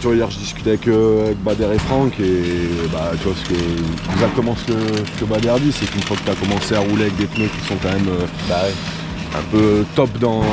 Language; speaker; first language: French; native; French